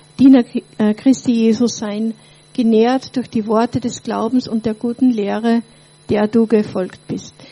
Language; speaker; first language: German; native; German